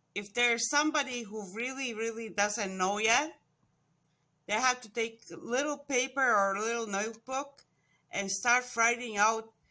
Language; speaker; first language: English; non-native, fluent; Estonian